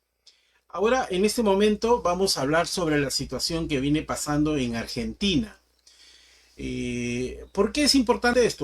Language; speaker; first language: Spanish; native; Spanish